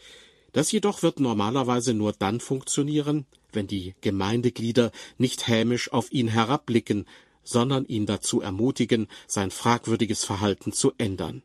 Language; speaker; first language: German; native; German